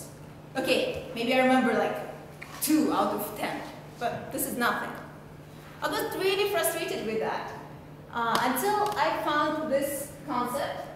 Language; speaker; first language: English; non-native, fluent; Russian